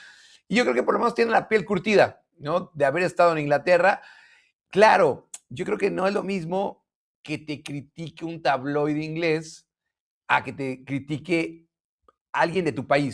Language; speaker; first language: Spanish; native; Spanish